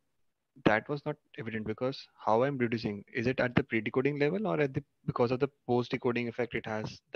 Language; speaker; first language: English; non-native, local second language; Hindi